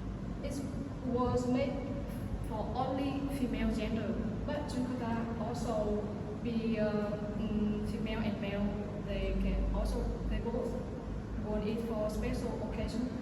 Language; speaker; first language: English; non-native, learner; Vietnamese